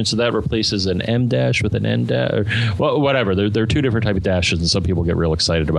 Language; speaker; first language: English; native; English